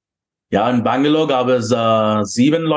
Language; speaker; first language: German; non-native, fluent; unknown